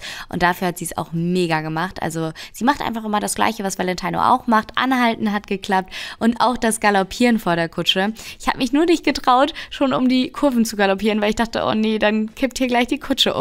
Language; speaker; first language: German; native; German